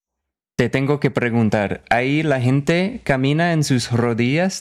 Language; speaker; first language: Spanish; non-native, fluent; English